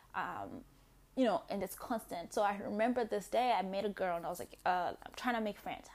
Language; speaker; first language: English; non-native, local second language; Shona